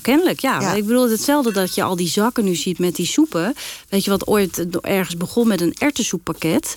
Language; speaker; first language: Dutch; native; Dutch